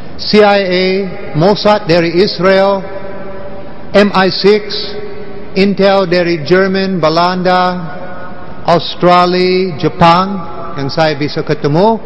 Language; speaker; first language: Indonesian; non-native, fluent; English